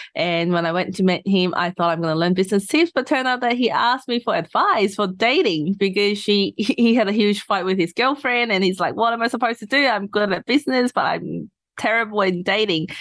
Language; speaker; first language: English; non-native, local second language; Cantonese